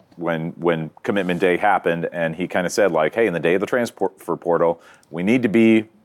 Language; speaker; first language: English; native; English